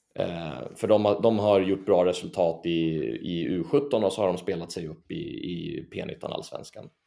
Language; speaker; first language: Swedish; native; Swedish